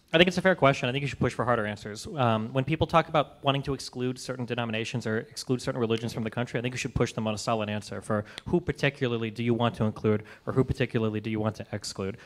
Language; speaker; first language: English; native; English